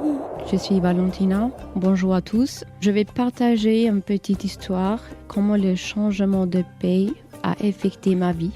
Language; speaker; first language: French; non-native, learner; Albanian